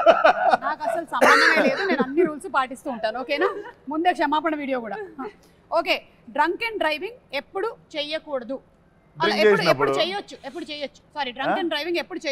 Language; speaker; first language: Telugu; native; Telugu